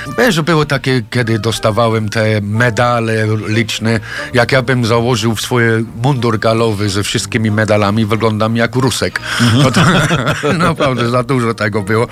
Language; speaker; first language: Polish; non-native, fluent; English